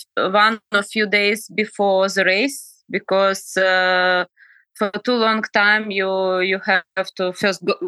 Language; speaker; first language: English; non-native, fluent; Ukrainian